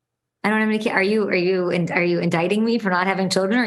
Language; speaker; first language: English; native; English